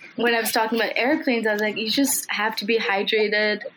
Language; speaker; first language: English; non-native, local second language; Nepali